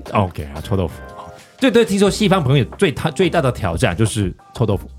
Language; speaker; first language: Chinese; non-native, fluent; Korean